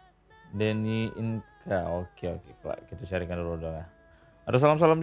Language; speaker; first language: Indonesian; native; Indonesian